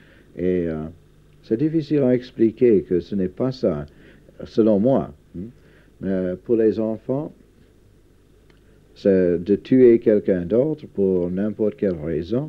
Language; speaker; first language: French; non-native, fluent; English